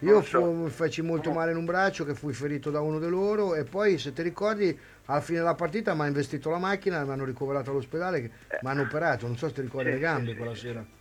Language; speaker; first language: Italian; native; Italian